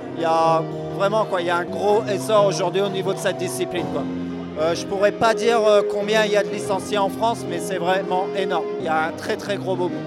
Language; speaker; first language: French; native; French